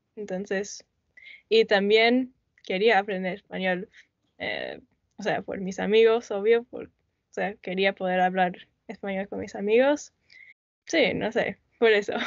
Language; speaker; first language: Spanish; non-native, learner; English